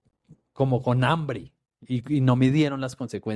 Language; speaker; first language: Spanish; native; Spanish